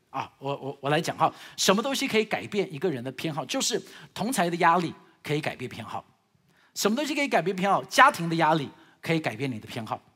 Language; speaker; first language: Chinese; early bilingual, heritage; Chinese